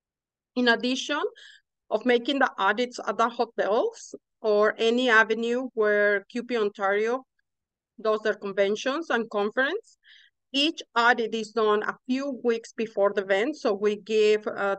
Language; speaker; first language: English; non-native, fluent; Spanish